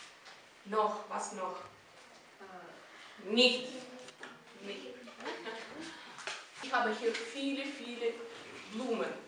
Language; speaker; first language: German; non-native, fluent; Russian